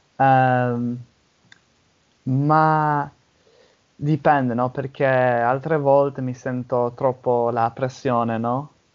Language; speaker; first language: Italian; non-native, learner; English